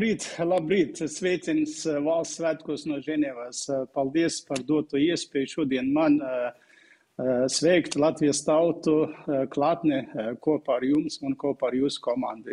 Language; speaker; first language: Latvian; non-native, fluent; Uzbek